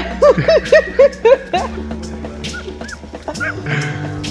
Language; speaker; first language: English; non-native, fluent; Portuguese